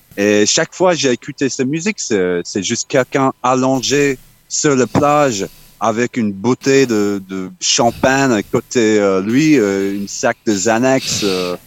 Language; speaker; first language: French; non-native, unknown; English